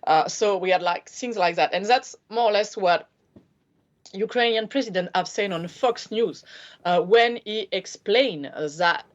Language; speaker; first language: English; non-native, fluent; French